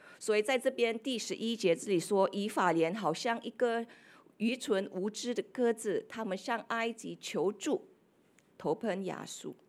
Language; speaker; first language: Chinese; non-native, fluent; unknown